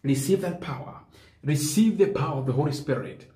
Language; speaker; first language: English; non-native, local second language; Swahili